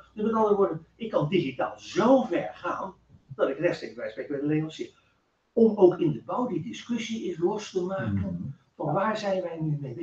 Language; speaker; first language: Dutch; native; Dutch